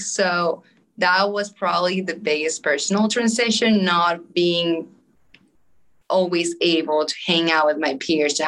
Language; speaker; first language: English; non-native, fluent; Spanish